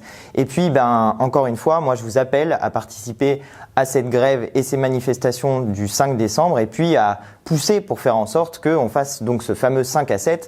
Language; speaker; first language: French; native; French